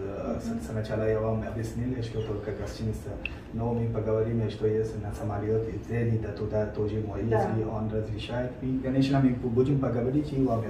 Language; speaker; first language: Russian; non-native, learner; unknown